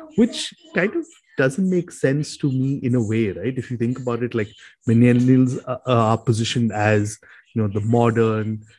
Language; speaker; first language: English; non-native, local second language; Hindi